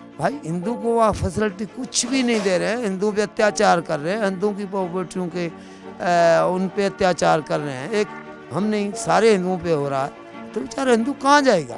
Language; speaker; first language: Urdu; non-native, local second language; Sindhi